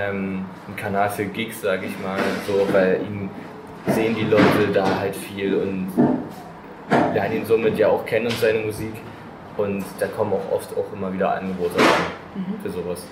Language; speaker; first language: German; native; German